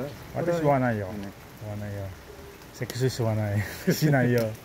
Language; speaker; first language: Japanese; non-native, learner; Indonesian